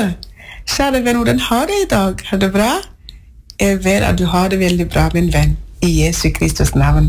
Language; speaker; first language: Norwegian; non-native, fluent; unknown